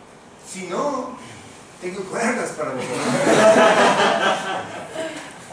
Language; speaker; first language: Spanish; non-native, fluent; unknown